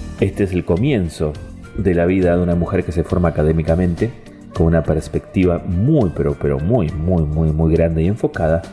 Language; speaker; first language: Spanish; native; Spanish